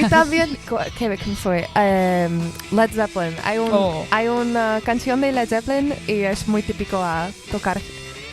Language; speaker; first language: Spanish; non-native, learner; English